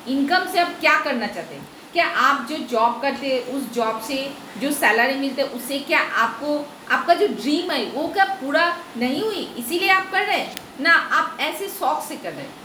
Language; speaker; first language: Hindi; non-native, local second language; Bangla